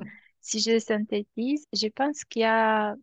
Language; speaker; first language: French; non-native, fluent; Romanian